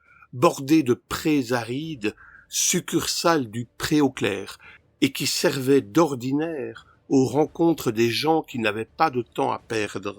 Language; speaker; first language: French; native; French